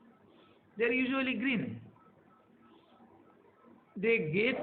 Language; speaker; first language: English; non-native, local second language; Bangla